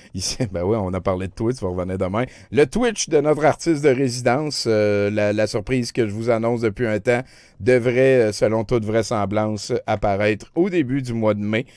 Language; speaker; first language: French; native; French